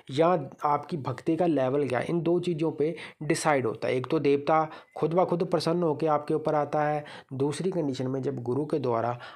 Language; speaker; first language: Hindi; native; Hindi